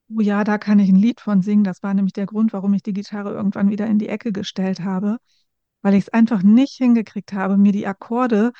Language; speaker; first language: German; native; German